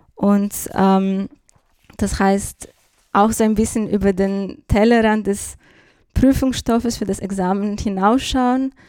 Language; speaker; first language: German; non-native, fluent; Greek